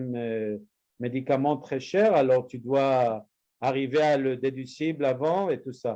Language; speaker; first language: French; non-native, learner; Spanish